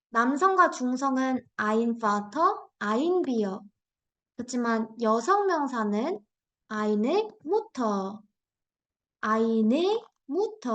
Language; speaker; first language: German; non-native, fluent; Korean